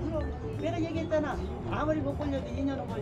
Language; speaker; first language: Korean; native; Korean